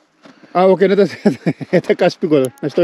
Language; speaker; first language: Russian; non-native, learner; Urdu